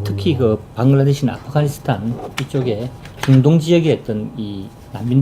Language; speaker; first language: Korean; native; Korean